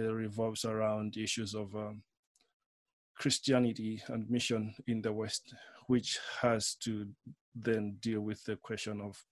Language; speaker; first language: English; non-native, local second language; Nyanja